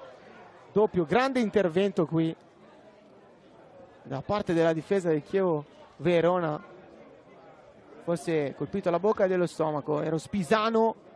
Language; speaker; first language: Italian; native; Italian